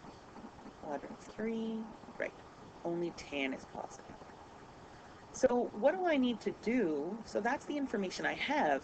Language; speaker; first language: English; native; English